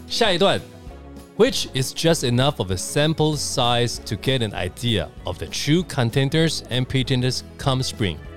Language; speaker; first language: English; non-native, fluent; Chinese